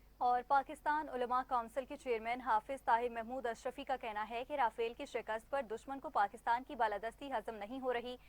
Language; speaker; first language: Urdu; native; Urdu